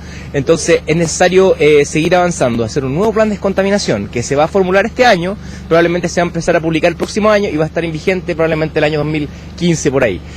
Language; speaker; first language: Spanish; native; Spanish